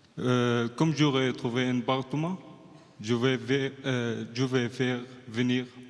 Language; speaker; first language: French; non-native, learner; Arabic